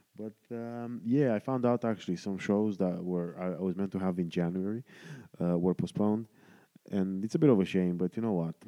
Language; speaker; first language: English; non-native, fluent; Romanian